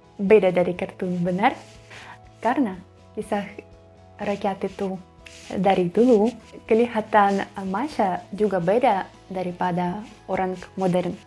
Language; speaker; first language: Indonesian; non-native, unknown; Russian